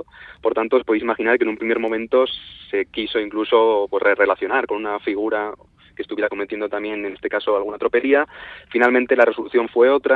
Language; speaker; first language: Spanish; native; Spanish